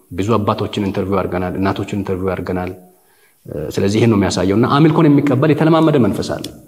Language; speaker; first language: Amharic; non-native, local second language; Hadiyya